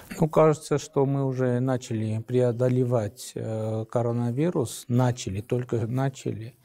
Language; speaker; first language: Russian; non-native, local second language; Armenian